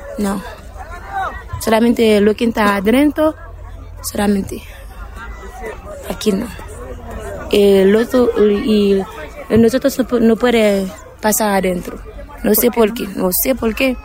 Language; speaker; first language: Spanish; non-native, learner; Haitian Creole